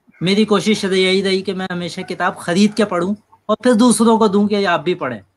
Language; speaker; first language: Urdu; native; Urdu